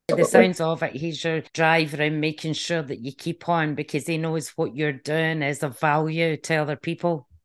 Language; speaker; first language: English; native; English